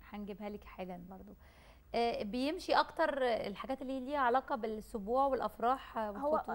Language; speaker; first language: Arabic; native; Arabic